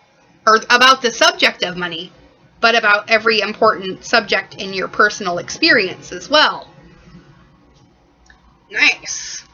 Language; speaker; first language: English; native; English